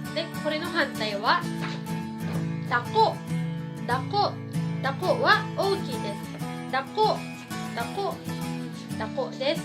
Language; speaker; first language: Japanese; non-native, fluent; Filipino